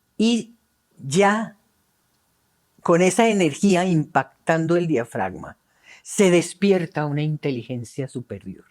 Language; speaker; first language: Spanish; native; Spanish